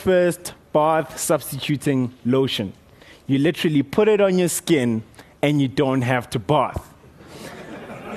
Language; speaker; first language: English; non-native, local second language; Northern Sotho